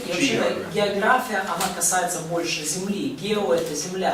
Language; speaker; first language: Russian; native; Russian